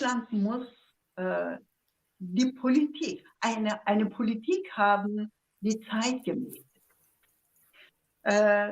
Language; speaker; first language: German; non-native, fluent; Zaza